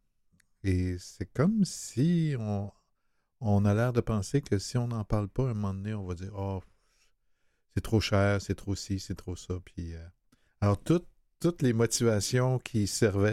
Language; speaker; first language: French; native; French